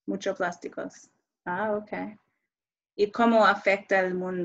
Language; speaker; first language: Spanish; non-native, fluent; English